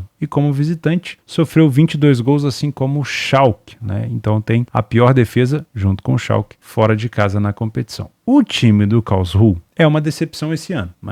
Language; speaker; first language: Portuguese; native; Portuguese